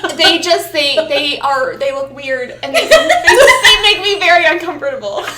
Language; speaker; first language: English; native; English